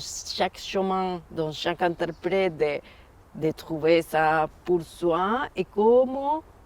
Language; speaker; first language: French; non-native, fluent; Spanish